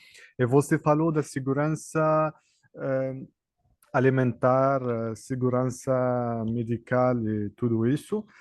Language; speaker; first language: Portuguese; non-native, learner; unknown